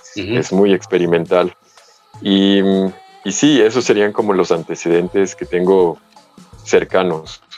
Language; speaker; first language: Spanish; early bilingual, heritage; Spanish